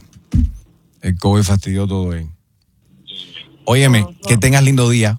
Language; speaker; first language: Spanish; native; Spanish